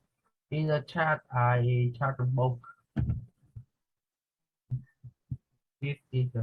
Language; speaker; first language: English; non-native, learner; Vietnamese